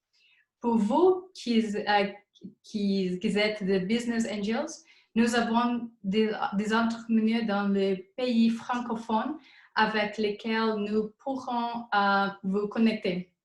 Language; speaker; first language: French; non-native, learner; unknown